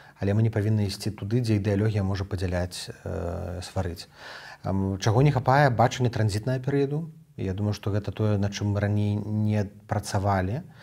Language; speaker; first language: Belarusian; native; Belarusian